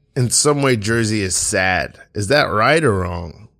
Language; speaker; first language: English; early bilingual, other home language; Haitian Creole